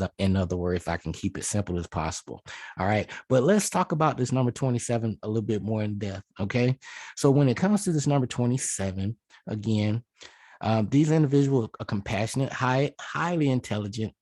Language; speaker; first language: English; native; English